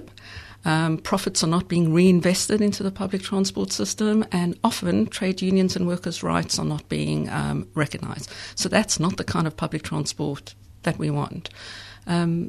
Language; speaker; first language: English; native; English